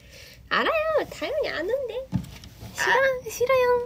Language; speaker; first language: Korean; non-native, learner; Japanese